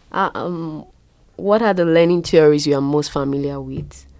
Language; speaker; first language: English; non-native, local second language; Yoruba